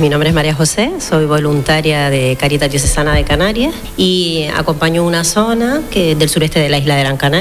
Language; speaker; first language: Spanish; native; Spanish